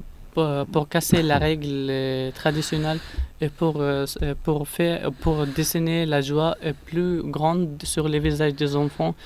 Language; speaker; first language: French; non-native, learner; Arabic